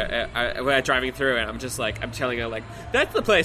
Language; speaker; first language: English; native; English